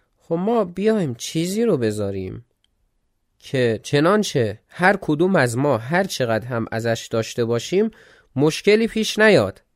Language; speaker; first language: Persian; non-native, local second language; Azerbaijani